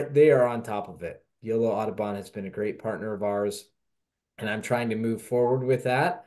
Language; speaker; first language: English; native; English